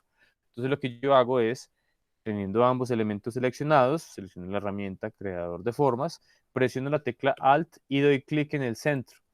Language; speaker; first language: Spanish; native; Spanish